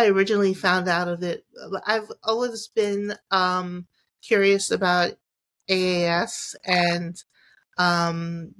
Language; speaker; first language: English; native; English